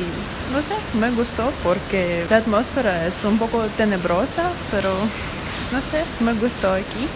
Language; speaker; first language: Spanish; non-native, fluent; Russian